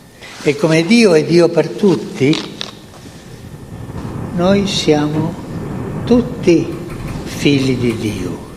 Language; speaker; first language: Italian; non-native, fluent; Spanish